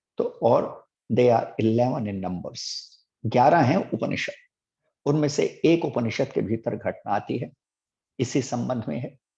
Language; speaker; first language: Hindi; native; Hindi